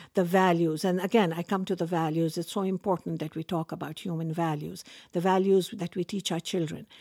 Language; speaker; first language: English; non-native, local second language; Urdu